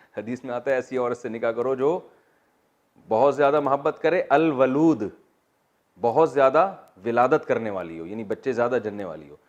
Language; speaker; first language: Urdu; native; Urdu